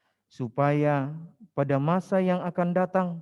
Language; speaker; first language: Indonesian; native; Indonesian